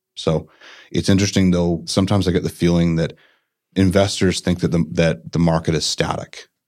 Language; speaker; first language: English; native; English